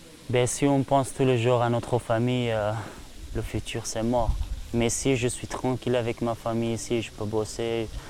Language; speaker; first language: French; non-native, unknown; Persian